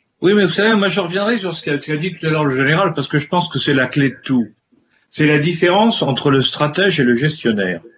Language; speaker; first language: French; native; French